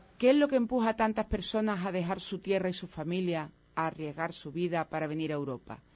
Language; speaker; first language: Spanish; native; Spanish